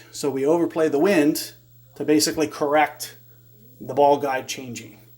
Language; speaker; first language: English; native; English